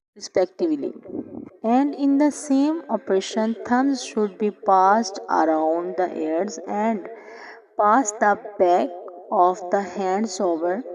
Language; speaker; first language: English; non-native, local second language; Urdu